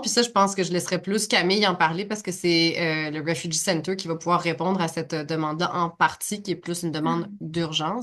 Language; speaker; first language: French; native; French